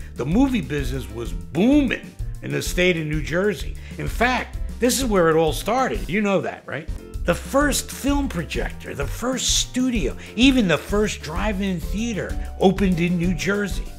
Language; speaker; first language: English; native; English